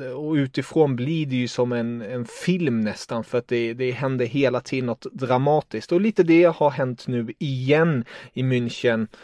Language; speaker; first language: Swedish; non-native, fluent; German